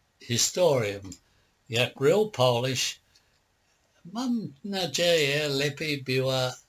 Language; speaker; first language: Polish; non-native, learner; English